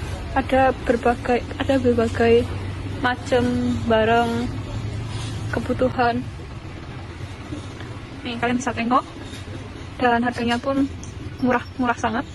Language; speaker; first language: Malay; non-native, learner; Indonesian